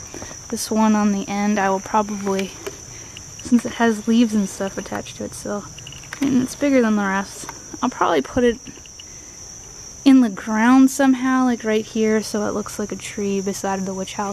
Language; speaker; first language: English; native; English